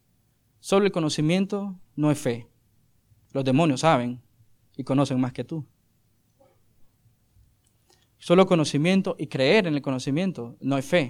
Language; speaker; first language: Spanish; native; Spanish